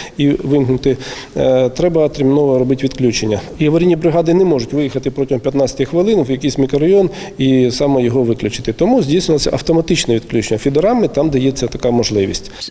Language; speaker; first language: Ukrainian; native; Ukrainian